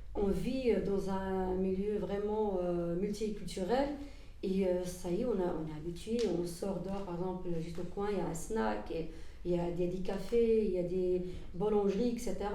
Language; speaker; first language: French; early bilingual, other home language; Arabic